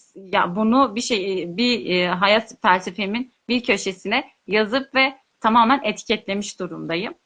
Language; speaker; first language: Turkish; non-native, local second language; Kurdish